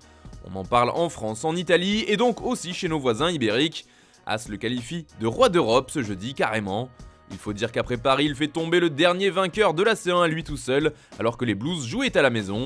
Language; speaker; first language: French; native; French